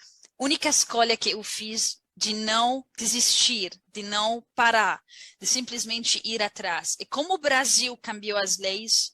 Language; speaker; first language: Portuguese; non-native, learner; Arabic